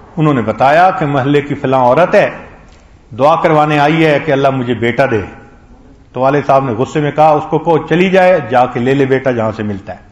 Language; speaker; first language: Urdu; non-native, local second language; Punjabi